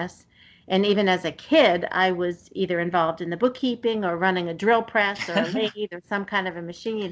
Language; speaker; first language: English; native; English